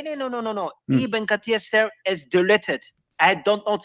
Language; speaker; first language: English; non-native, learner; German